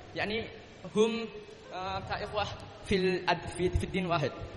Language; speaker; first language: Arabic; non-native, learner; Indonesian